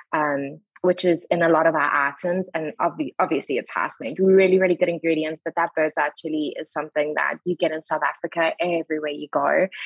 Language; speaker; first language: English; native; English